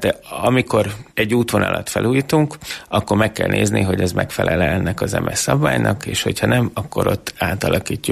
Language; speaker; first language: Hungarian; native; Hungarian